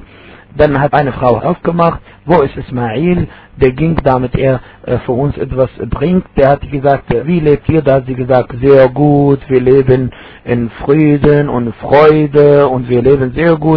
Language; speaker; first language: German; non-native, fluent; Arabic